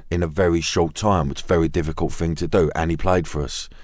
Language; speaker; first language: English; native; English